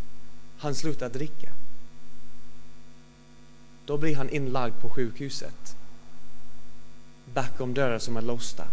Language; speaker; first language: Swedish; non-native, fluent; English